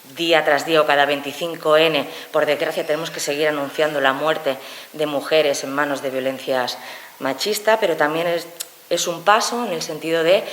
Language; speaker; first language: Spanish; native; Spanish